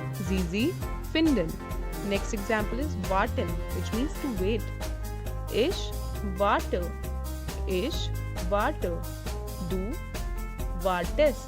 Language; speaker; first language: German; non-native, learner; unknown